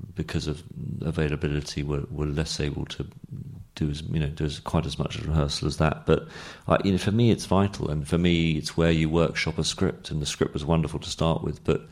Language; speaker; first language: English; native; English